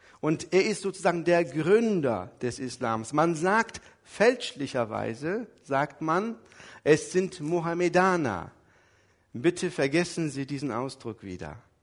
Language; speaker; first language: German; early bilingual, other home language; Turkish